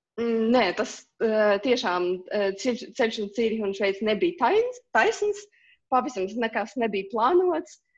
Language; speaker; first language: Latvian; non-native, local second language; Russian